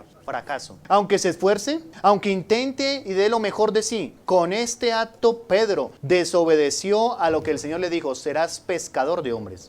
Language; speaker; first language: Spanish; native; Spanish